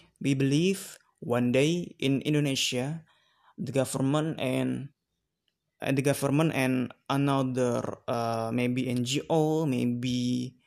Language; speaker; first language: English; non-native, learner; Indonesian